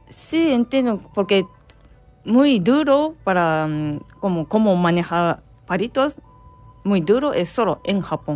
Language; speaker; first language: Spanish; non-native, learner; Japanese